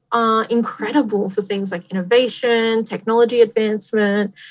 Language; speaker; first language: English; native; English